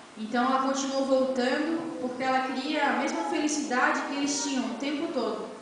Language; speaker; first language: Portuguese; native; Portuguese